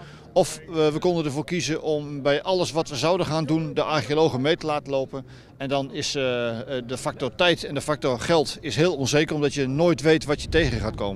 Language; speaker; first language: Dutch; native; Dutch